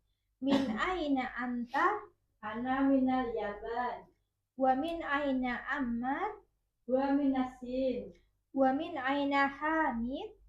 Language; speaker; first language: Arabic; non-native, learner; Indonesian